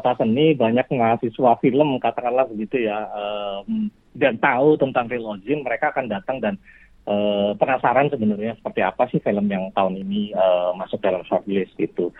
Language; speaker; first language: Indonesian; native; Indonesian